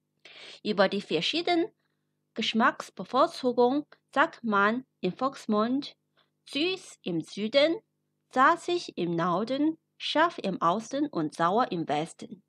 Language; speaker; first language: German; non-native, fluent; Chinese